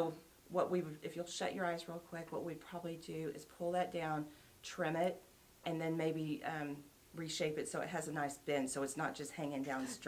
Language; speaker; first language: English; native; English